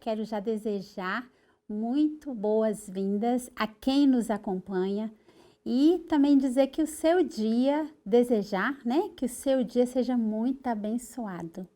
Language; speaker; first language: Portuguese; native; Portuguese